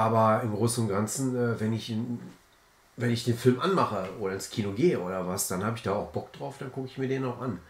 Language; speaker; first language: German; native; German